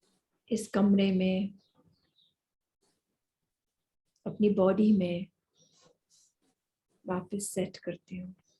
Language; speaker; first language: Hindi; native; Hindi